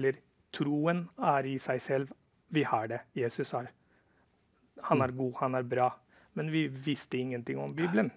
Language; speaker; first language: Norwegian; non-native, fluent; Rohingya